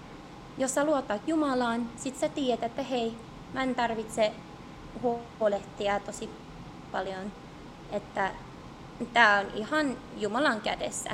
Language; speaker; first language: Finnish; early bilingual, heritage; English